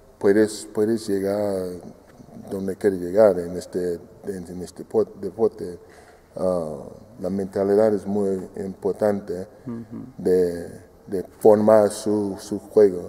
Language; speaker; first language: Spanish; non-native, fluent; English